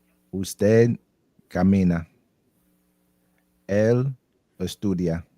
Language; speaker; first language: Spanish; non-native, learner; English